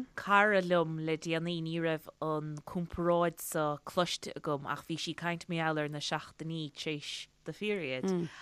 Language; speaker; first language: Irish; native; Irish